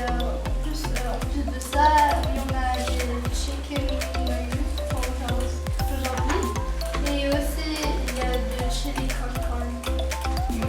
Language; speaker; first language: French; non-native, learner; Arabic